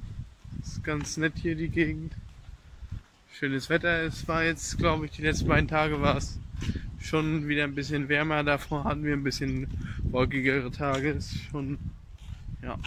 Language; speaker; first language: German; native; German